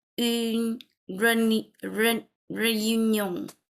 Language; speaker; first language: French; non-native, learner; Vietnamese